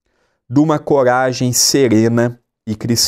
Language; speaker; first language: Portuguese; native; Portuguese